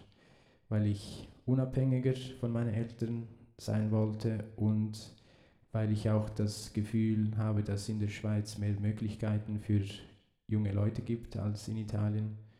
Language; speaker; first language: German; early bilingual, heritage; Italian